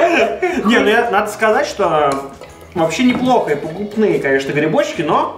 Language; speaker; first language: Russian; native; Russian